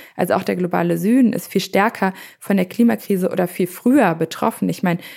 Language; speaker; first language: German; native; German